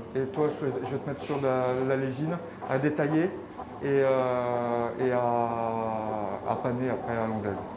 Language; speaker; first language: French; native; French